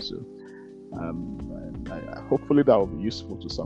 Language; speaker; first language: English; non-native, local second language; Yoruba